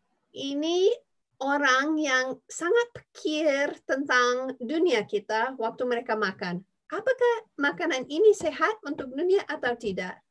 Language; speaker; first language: Indonesian; non-native, fluent; English